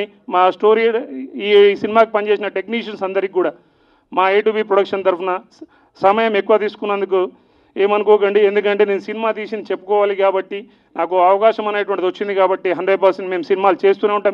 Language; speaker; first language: Telugu; native; Telugu